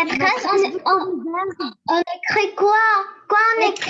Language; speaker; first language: French; non-native, learner; Arabic